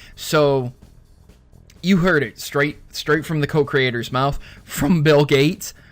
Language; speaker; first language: English; native; English